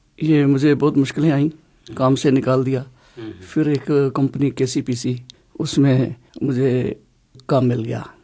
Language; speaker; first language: Urdu; non-native, local second language; Punjabi